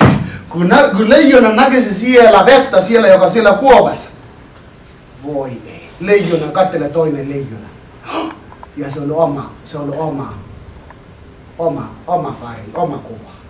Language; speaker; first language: Finnish; non-native, learner; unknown